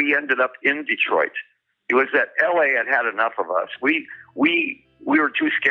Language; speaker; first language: English; native; English